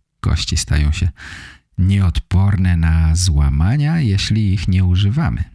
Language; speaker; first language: Polish; native; Polish